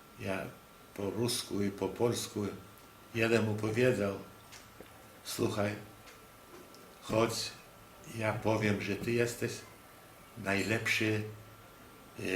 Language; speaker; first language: Polish; non-native, local second language; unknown